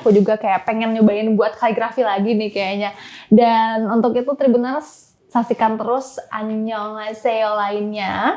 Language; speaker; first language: Indonesian; native; Indonesian